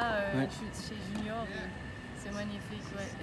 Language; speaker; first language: French; non-native, local second language; Dutch